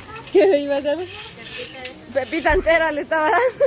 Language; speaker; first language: Spanish; native; Spanish